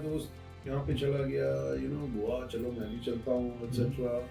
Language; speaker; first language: Hindi; non-native, local second language; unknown